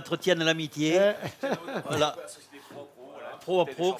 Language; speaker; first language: French; native; French